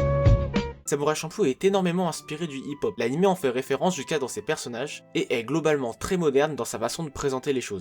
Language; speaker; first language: French; native; French